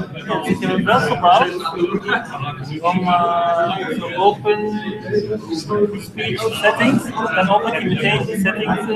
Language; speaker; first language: Dutch; non-native, fluent; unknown